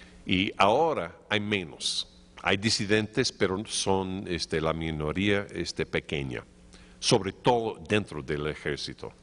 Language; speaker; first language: Spanish; non-native, fluent; English